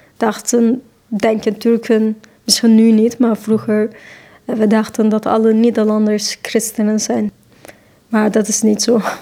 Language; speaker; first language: Dutch; non-native, fluent; Turkish